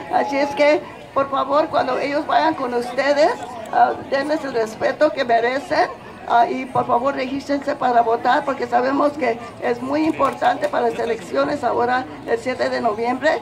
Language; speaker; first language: Spanish; early bilingual, heritage; Spanish